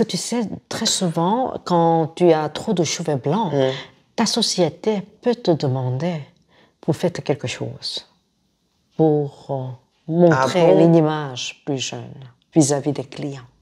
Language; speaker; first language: French; non-native, fluent; Korean